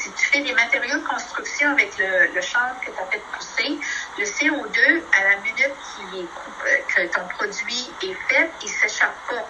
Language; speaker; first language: French; native; French